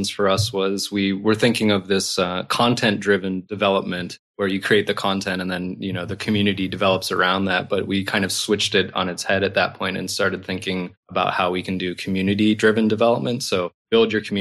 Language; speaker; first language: English; native; English